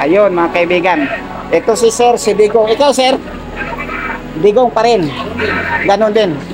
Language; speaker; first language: Filipino; non-native, local second language; Cebuano